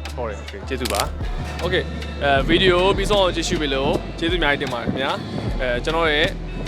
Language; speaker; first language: Burmese; native; Burmese